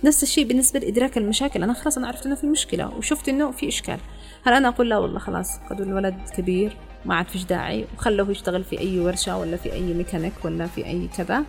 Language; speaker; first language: Arabic; native; Arabic